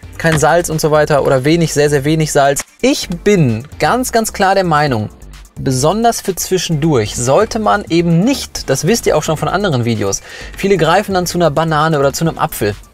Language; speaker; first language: German; early bilingual, other home language; Polish